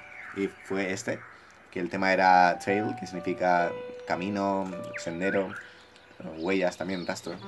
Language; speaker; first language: Spanish; native; Spanish